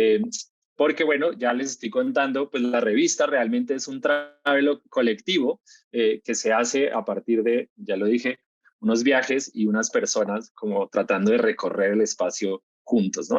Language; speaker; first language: Spanish; native; Spanish